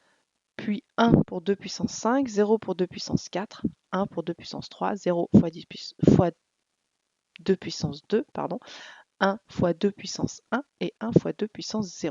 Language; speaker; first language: French; native; French